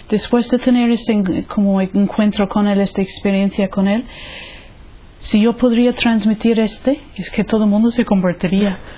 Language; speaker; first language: Spanish; non-native, fluent; English